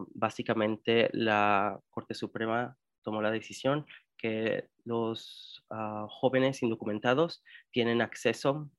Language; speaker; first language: Spanish; early bilingual, heritage; Spanish